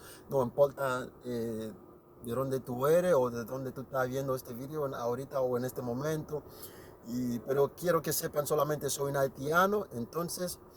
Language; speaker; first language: Spanish; non-native, learner; Haitian Creole